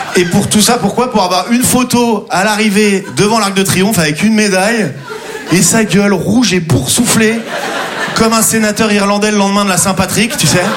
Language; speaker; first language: French; native; French